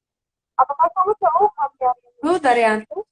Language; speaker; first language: Indonesian; non-native, learner; Turkish